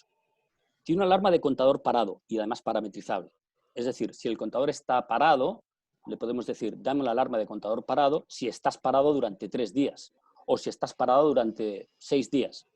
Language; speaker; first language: Spanish; native; Spanish